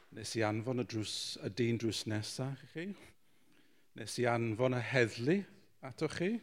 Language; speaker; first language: Welsh; non-native, local second language; English